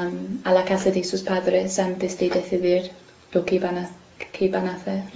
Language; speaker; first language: Spanish; non-native, fluent; English